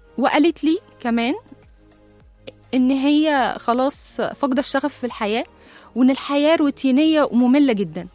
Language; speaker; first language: Arabic; native; Arabic